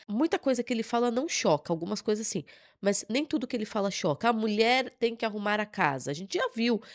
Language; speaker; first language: Portuguese; native; Portuguese